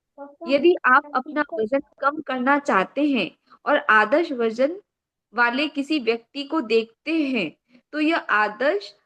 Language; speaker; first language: Hindi; native; Hindi